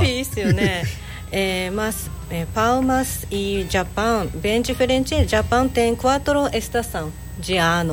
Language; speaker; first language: Portuguese; non-native, learner; Japanese